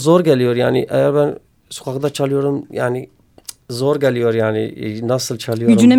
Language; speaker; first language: Turkish; non-native, learner; Kurdish